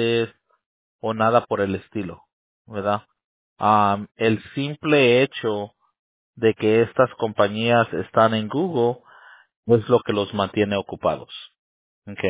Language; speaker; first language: Spanish; native; Spanish